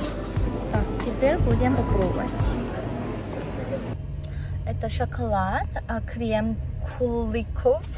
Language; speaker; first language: Russian; non-native, learner; Korean